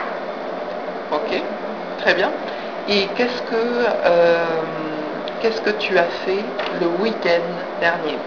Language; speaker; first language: French; non-native, fluent; English